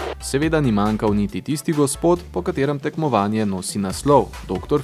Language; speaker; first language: Slovenian; native; Slovenian